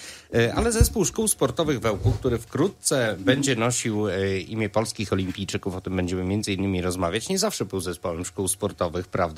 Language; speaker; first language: Polish; native; Polish